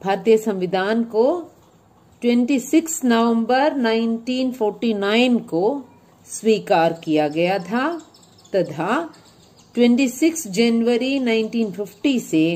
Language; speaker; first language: Hindi; non-native, local second language; Malayalam